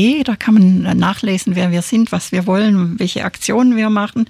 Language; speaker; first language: German; native; German